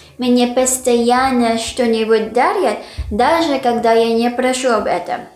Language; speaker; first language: Russian; non-native, fluent; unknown